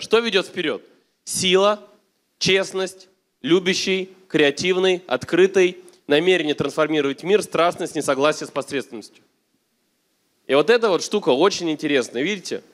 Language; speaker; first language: Russian; native; Russian